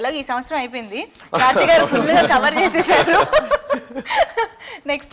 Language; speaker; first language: Telugu; native; Telugu